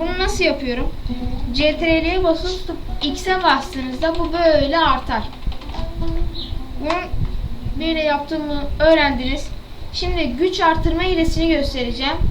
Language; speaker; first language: Turkish; native; Turkish